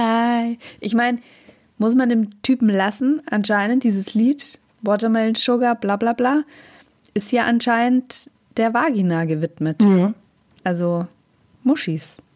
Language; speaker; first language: German; native; German